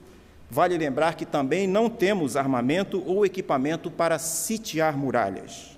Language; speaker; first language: Portuguese; native; Portuguese